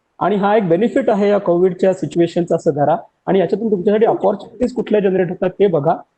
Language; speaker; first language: Marathi; native; Marathi